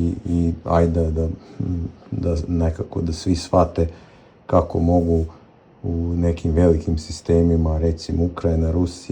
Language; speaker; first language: Croatian; native; Croatian